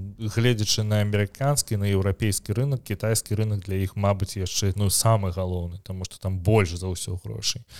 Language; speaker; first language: Belarusian; non-native, local second language; Russian